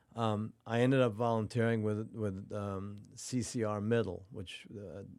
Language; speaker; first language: English; non-native, fluent; Norwegian